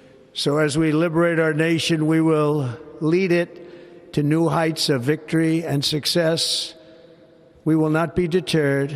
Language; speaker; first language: English; native; English